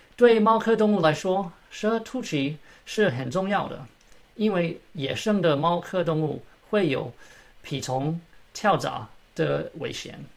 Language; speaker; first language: Chinese; early bilingual, heritage; Chinese